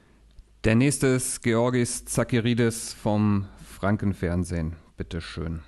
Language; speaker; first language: German; native; German